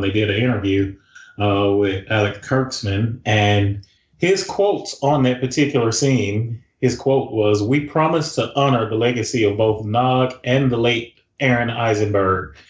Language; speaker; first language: English; native; English